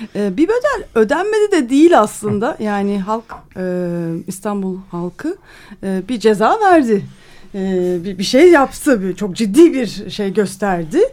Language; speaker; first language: Turkish; native; Turkish